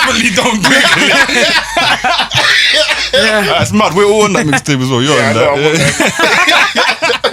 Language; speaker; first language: English; native; English